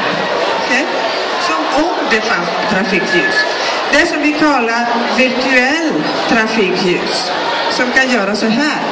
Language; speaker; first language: Swedish; non-native, fluent; Greek